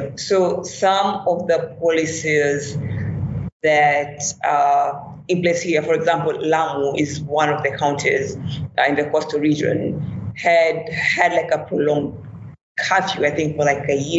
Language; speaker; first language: English; non-native, local second language; Swahili